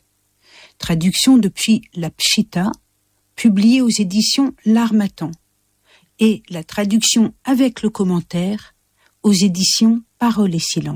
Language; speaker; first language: French; native; French